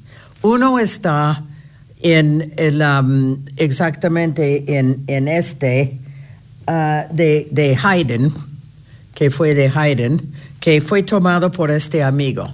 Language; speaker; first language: Spanish; non-native, fluent; English